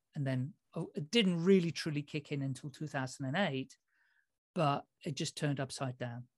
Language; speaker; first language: English; early bilingual, other home language; Dutch